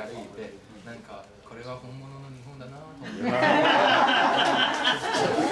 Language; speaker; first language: Japanese; non-native, fluent; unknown